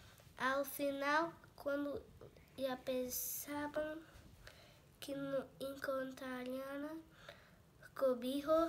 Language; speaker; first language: Spanish; non-native, learner; Portuguese